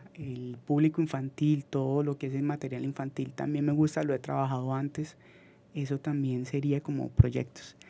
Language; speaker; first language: Spanish; native; Spanish